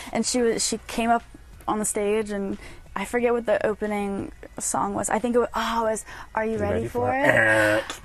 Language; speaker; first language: English; native; English